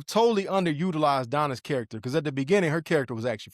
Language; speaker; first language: English; native; English